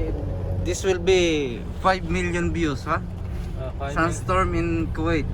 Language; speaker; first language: English; non-native, learner; Filipino